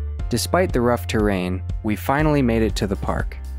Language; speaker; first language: English; native; English